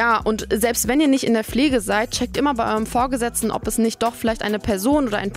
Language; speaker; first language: German; native; German